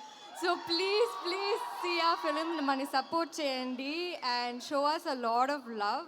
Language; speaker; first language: Telugu; non-native, learner; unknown